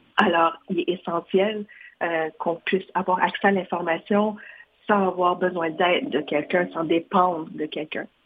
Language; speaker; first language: French; non-native, fluent; Vietnamese